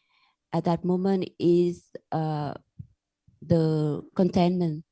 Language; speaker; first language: English; non-native, learner; Vietnamese